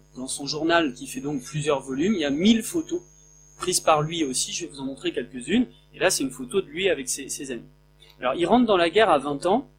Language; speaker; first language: French; native; French